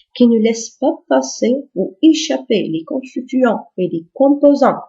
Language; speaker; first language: French; non-native, local second language; Arabic